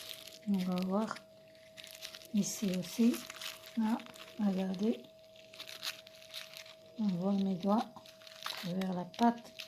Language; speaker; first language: French; non-native, local second language; Arabic